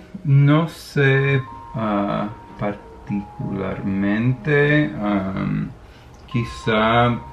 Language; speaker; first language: Spanish; non-native, learner; English